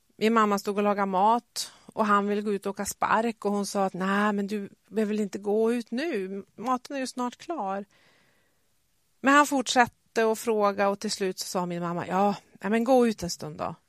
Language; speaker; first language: Swedish; native; Swedish